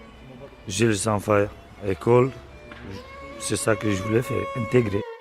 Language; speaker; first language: French; non-native, learner; Romanian